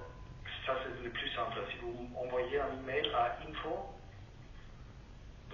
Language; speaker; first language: French; non-native, learner; German